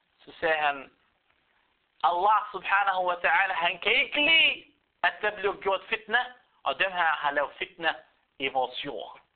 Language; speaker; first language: Danish; non-native, fluent; Arabic